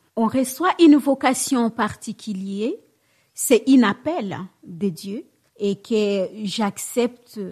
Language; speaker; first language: French; non-native, local second language; Swahili